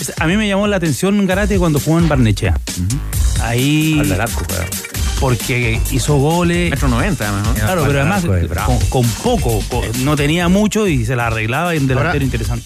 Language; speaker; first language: Spanish; native; Spanish